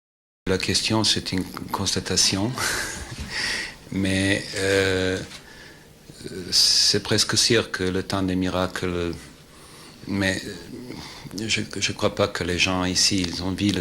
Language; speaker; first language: French; non-native, fluent; Serbian